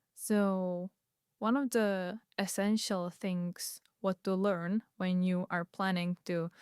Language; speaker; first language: English; non-native, fluent; Czech